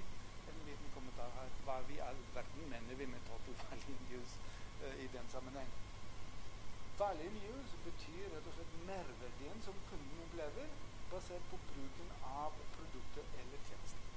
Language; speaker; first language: Norwegian; non-native, fluent; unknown